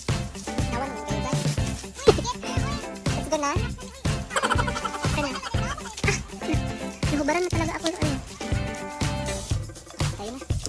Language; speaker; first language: Filipino; non-native, local second language; Cebuano